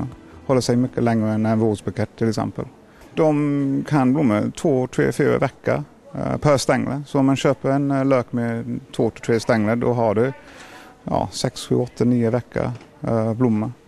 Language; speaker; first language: Swedish; non-native, fluent; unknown